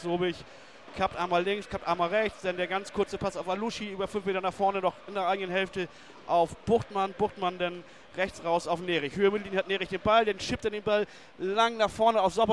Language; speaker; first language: German; native; German